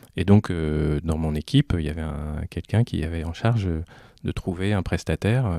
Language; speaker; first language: French; native; French